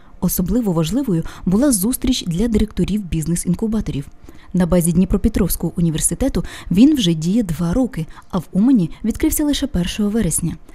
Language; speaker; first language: Ukrainian; native; Ukrainian